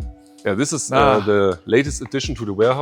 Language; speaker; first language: English; non-native, fluent; German